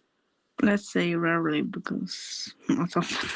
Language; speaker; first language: English; non-native, learner; Polish